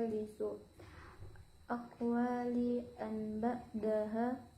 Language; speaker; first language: Arabic; non-native, learner; Indonesian